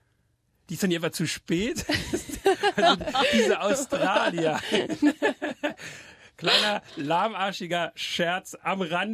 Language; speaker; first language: German; native; German